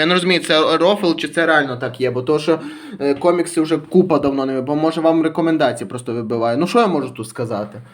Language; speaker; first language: Ukrainian; native; Ukrainian